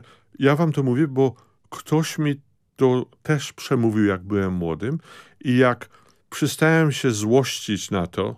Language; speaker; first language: Polish; early bilingual, heritage; Polish